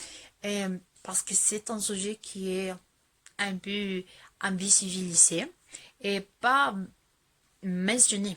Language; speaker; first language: French; non-native, fluent; Spanish